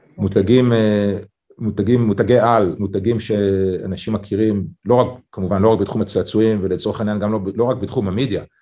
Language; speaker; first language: Hebrew; native; Hebrew